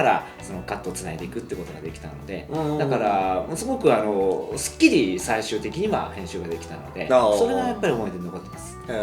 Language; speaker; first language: Japanese; native; Japanese